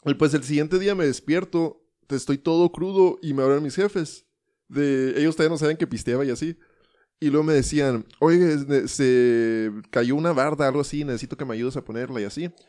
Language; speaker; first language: Spanish; early bilingual, heritage; Spanish